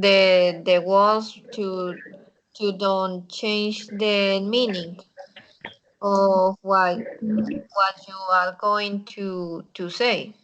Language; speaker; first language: English; non-native, learner; Spanish